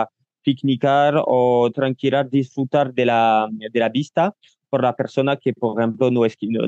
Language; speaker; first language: Spanish; non-native, learner; French